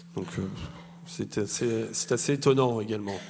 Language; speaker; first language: French; native; French